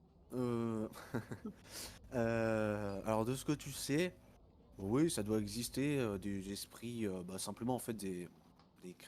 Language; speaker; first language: French; native; French